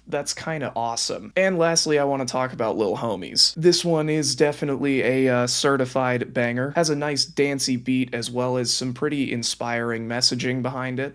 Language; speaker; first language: English; native; English